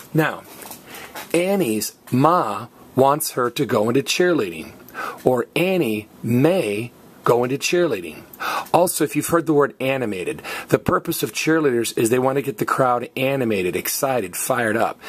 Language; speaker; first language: English; native; English